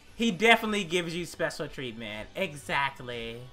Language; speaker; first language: English; native; English